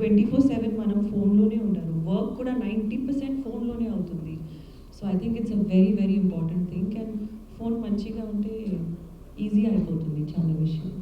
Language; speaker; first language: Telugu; non-native, learner; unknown